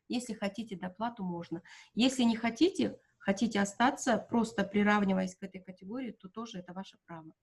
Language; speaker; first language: Russian; non-native, local second language; Kazakh